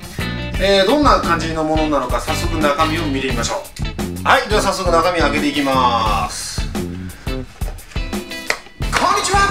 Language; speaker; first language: Japanese; native; Japanese